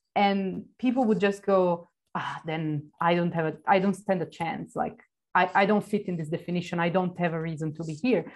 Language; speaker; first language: English; non-native, fluent; Italian